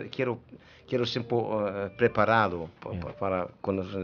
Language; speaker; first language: Spanish; non-native, learner; Dutch